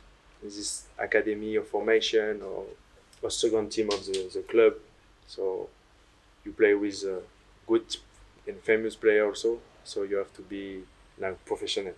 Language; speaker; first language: English; non-native, learner; French